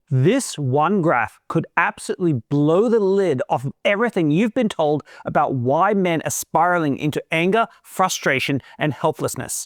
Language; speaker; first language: English; native; English